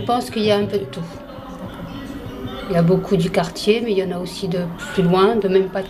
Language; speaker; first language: French; native; French